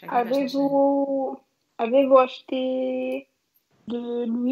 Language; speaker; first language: French; non-native, learner; Russian